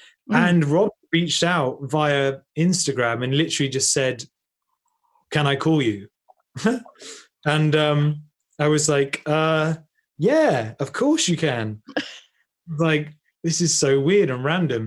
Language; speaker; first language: English; native; English